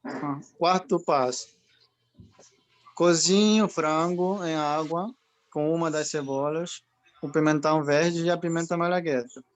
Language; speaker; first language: Portuguese; non-native, learner; Spanish